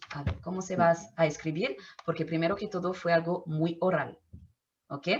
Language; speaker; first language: Spanish; non-native, fluent; French